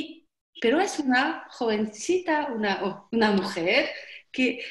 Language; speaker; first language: Spanish; non-native, learner; French